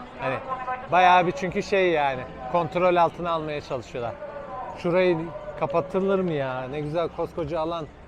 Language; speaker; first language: Turkish; native; Turkish